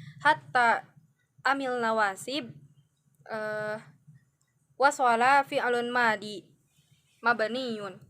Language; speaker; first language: Arabic; non-native, learner; Indonesian